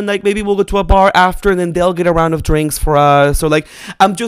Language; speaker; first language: English; non-native, fluent; Spanish